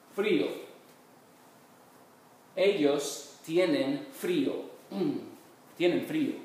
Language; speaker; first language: Spanish; non-native, fluent; English